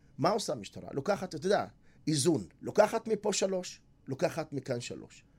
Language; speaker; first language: Hebrew; non-native, local second language; Arabic